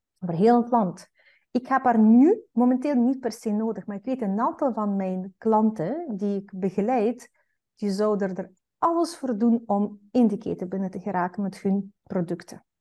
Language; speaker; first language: Dutch; non-native, fluent; Russian